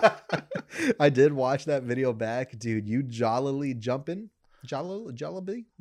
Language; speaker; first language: English; non-native, fluent; Spanish